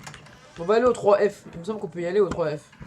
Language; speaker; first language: French; native; French